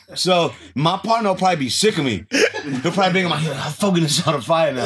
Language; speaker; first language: English; early bilingual, other home language; Spanish